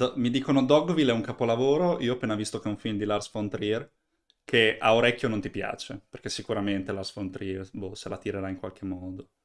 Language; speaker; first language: Italian; native; Italian